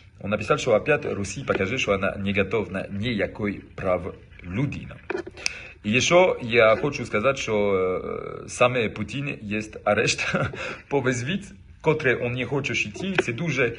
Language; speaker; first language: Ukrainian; non-native, learner; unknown